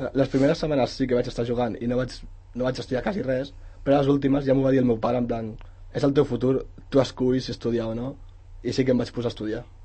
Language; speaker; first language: Catalan; non-native, local second language; Spanish